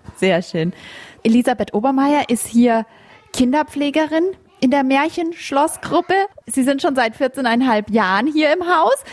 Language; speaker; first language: German; native; German